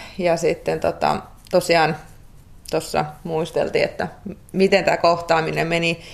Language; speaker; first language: Finnish; early bilingual, other home language; Russian